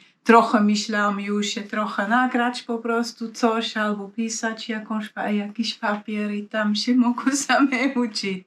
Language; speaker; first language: Polish; non-native, fluent; Swiss German